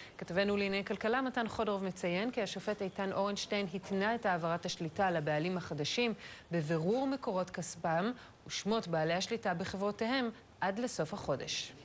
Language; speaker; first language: Hebrew; native; Hebrew